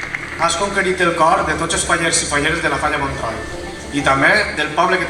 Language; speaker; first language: Catalan; native; Catalan